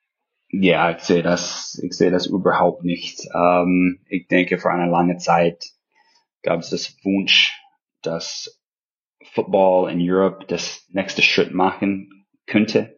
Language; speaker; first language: German; non-native, fluent; English